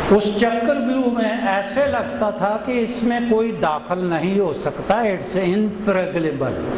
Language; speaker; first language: Hindi; non-native, local second language; Punjabi